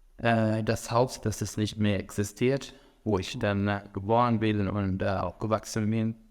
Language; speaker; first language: German; non-native, fluent; Arabic